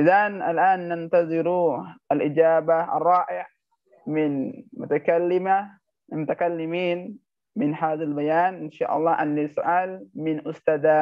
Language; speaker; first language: Arabic; non-native, learner; Indonesian